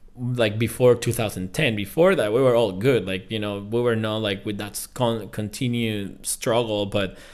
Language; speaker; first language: English; non-native, fluent; Spanish